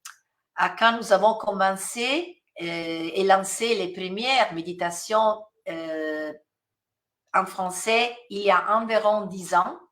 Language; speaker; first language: French; non-native, fluent; Italian